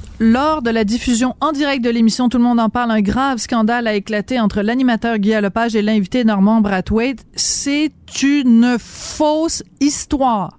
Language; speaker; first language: French; native; French